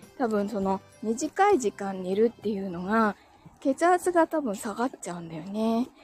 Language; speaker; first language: Japanese; native; Japanese